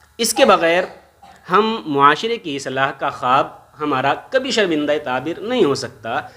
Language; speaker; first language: Urdu; native; Urdu